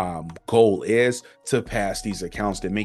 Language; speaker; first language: English; native; English